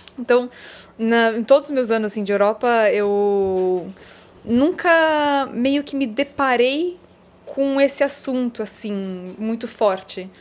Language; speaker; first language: Portuguese; early bilingual, heritage; Portuguese